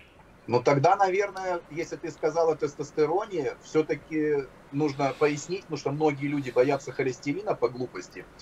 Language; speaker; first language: Russian; native; Russian